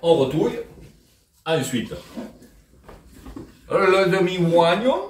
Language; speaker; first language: French; native; French